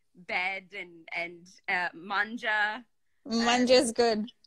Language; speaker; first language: English; native; English